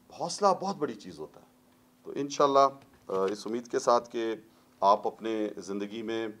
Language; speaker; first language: Urdu; non-native, local second language; Pashto